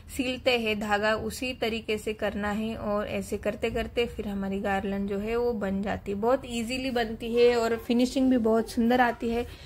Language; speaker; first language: Hindi; non-native, local second language; Marathi